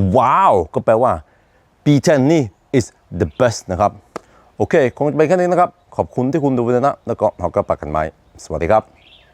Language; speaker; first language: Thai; non-native, fluent; Norwegian